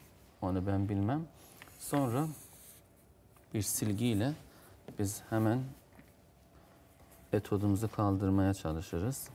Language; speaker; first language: Turkish; non-native, fluent; Azerbaijani